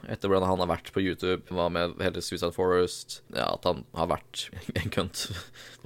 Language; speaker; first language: Norwegian; native; Norwegian